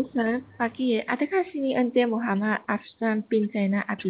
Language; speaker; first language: Malay; native; Malay